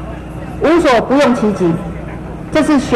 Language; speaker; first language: Chinese; native; Chinese